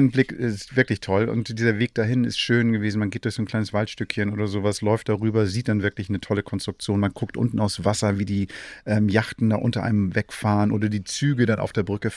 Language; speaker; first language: German; native; German